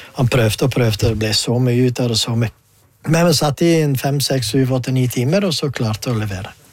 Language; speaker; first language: Norwegian; non-native, fluent; Dutch